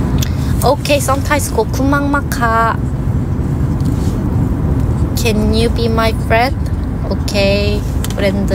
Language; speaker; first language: English; non-native, learner; Korean